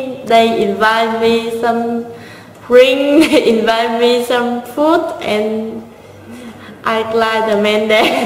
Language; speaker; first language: English; non-native, learner; Vietnamese